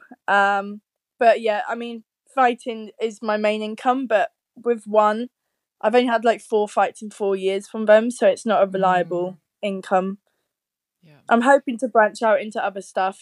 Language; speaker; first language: English; native; English